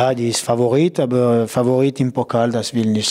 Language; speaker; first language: German; non-native, local second language; French